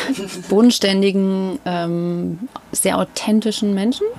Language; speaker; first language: German; native; German